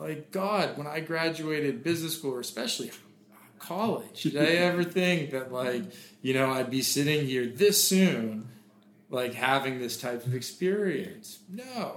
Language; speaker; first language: English; native; English